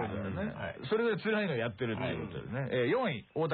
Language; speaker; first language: Japanese; native; Japanese